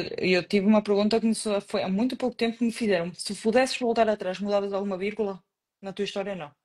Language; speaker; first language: Portuguese; non-native, fluent; Spanish